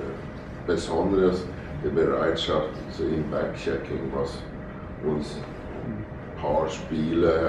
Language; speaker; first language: German; non-native, fluent; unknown